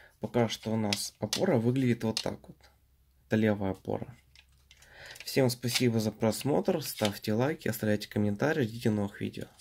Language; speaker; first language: Russian; native; Russian